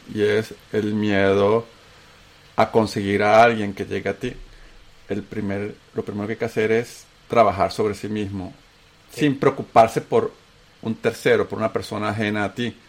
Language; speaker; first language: Spanish; native; Spanish